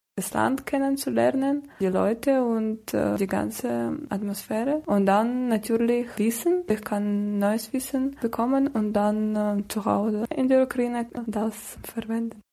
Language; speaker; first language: German; non-native, learner; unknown